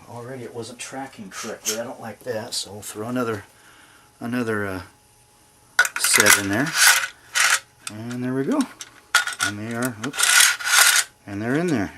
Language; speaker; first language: English; native; English